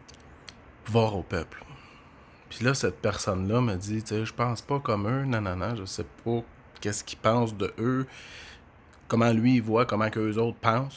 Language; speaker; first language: French; native; French